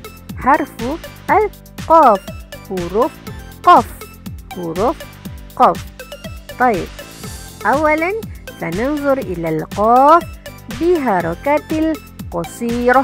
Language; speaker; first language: Arabic; non-native, fluent; Malay